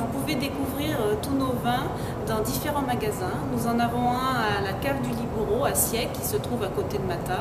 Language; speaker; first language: French; native; French